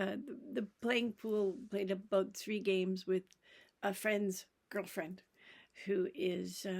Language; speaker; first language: English; native; English